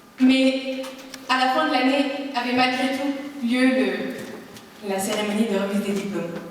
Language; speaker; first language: French; native; French